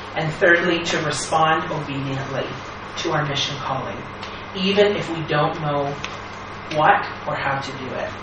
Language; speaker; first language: English; native; English